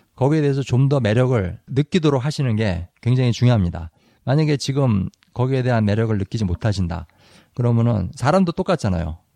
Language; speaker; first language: Korean; native; Korean